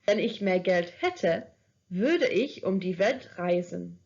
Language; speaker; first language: German; non-native, fluent; English